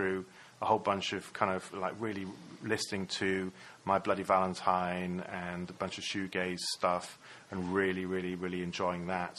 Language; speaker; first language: English; native; English